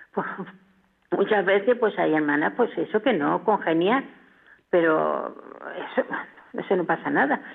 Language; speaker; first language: Spanish; native; Spanish